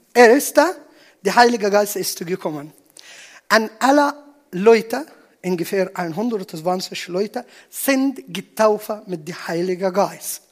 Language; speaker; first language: German; non-native, learner; Arabic